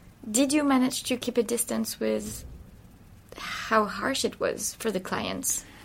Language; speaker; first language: English; non-native, fluent; French